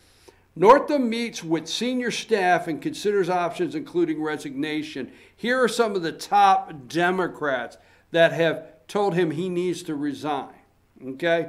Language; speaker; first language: English; native; English